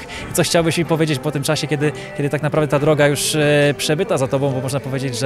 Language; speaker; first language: Polish; native; Polish